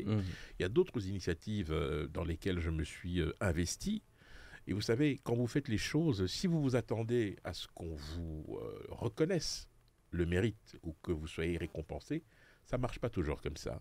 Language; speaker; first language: French; native; French